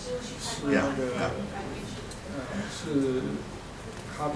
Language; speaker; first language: Chinese; native; Chinese